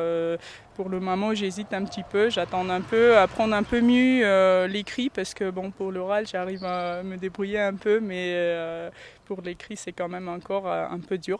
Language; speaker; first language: French; non-native, fluent; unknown